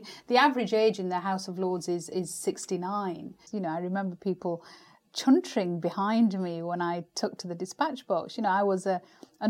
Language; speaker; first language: English; native; English